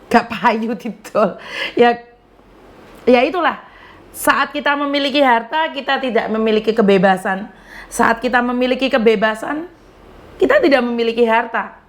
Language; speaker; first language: Indonesian; non-native, local second language; Javanese